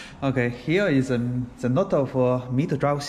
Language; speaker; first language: English; non-native, learner; Chinese